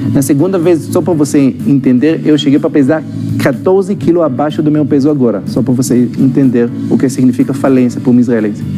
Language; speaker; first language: Portuguese; non-native, fluent; Hebrew